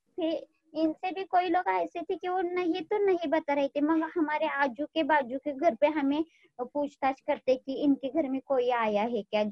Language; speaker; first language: Hindi; non-native, local second language; Marathi